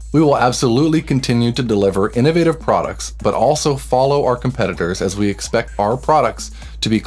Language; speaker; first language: English; native; English